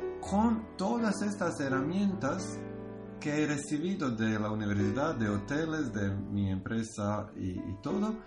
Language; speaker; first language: Spanish; non-native, learner; Croatian